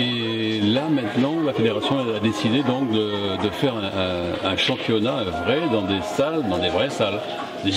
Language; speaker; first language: French; native; French